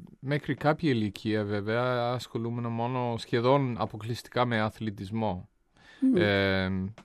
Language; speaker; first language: Greek; non-native, fluent; English